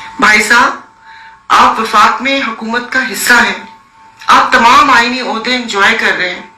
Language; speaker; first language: Urdu; non-native, local second language; Sindhi